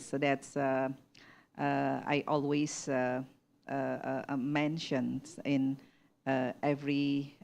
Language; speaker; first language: English; non-native, learner; Indonesian